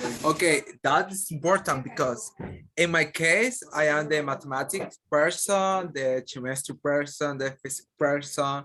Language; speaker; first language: English; non-native, learner; Spanish